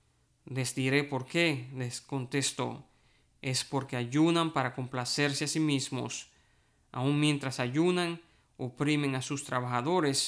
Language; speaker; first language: Spanish; native; Spanish